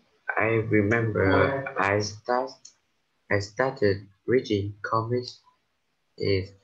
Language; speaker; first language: English; non-native, learner; Vietnamese